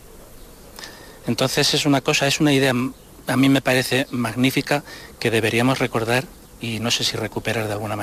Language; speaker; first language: Spanish; native; Spanish